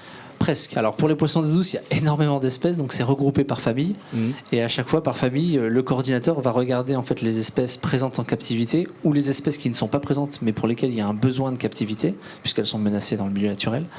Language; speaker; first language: French; native; French